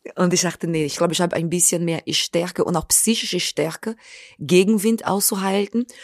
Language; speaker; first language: German; non-native, fluent; Portuguese